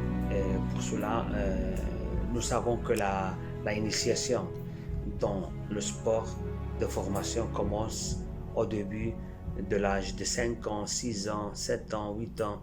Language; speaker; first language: French; non-native, fluent; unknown